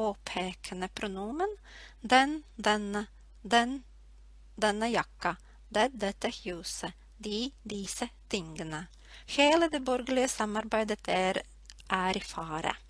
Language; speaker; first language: Norwegian; non-native, fluent; Latvian